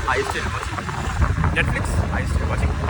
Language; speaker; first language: English; non-native, fluent; Sinhala